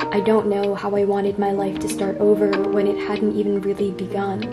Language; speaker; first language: English; native; English